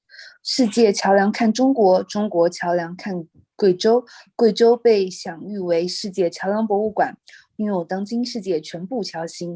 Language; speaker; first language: Chinese; native; Chinese